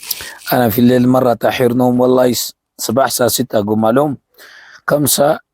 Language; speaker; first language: Arabic; non-native, learner; Urdu